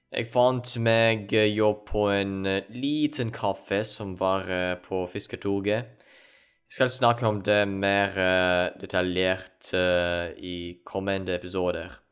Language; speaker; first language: Norwegian; non-native, learner; Ukrainian